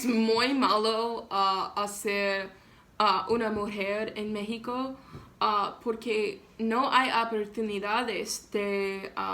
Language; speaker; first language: Spanish; non-native, learner; English